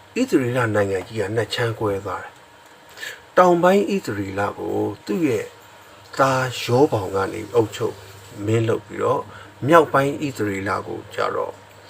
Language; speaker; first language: Burmese; non-native, local second language; S'gaw Karen